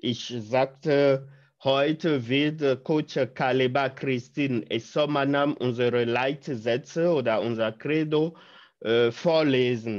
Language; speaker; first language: German; non-native, fluent; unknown